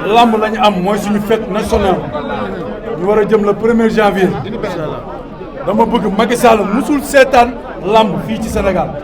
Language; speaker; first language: Wolof; native; Wolof